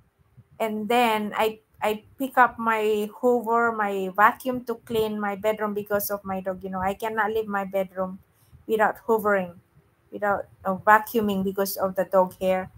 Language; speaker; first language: English; non-native, local second language; Filipino